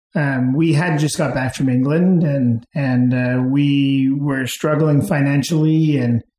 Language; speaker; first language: English; native; English